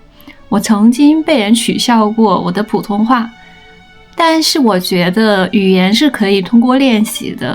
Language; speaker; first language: Chinese; non-native, local second language; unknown